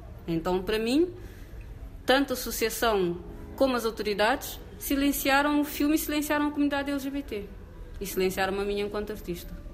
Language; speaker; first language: Portuguese; non-native, local second language; Kabuverdianu